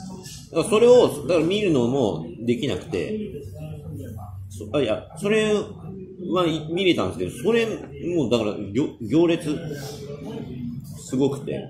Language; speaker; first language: Japanese; native; Japanese